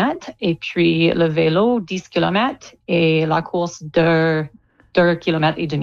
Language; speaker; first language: French; non-native, local second language; English